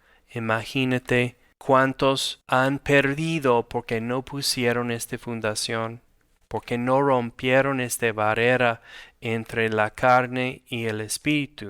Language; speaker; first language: Spanish; non-native, fluent; English